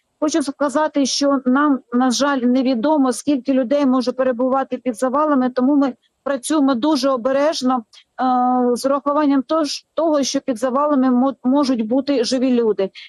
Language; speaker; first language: Ukrainian; native; Ukrainian